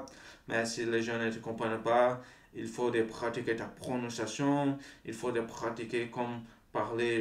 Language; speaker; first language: French; non-native, fluent; Portuguese